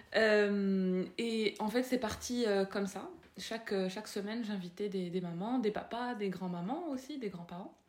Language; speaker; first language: French; non-native, local second language; Arabic